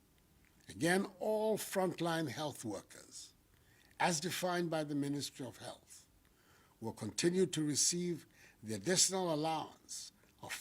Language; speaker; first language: English; non-native, local second language; Akan